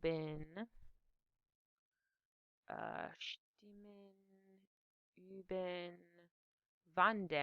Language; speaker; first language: German; non-native, fluent; English